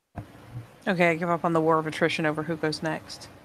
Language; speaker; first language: English; native; English